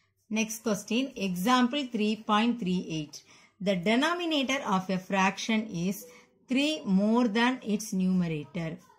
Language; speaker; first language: English; non-native, local second language; Tamil